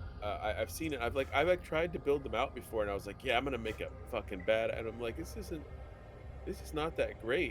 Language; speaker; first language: English; native; English